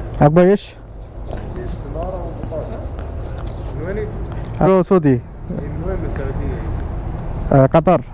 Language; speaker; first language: Arabic; non-native, learner; Bangla